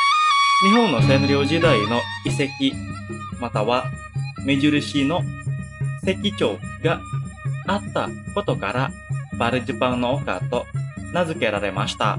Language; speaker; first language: Japanese; non-native, fluent; Indonesian